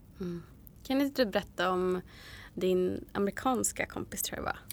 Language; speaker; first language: Swedish; native; Swedish